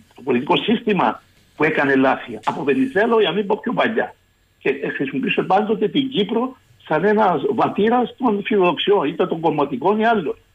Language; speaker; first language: Greek; native; Greek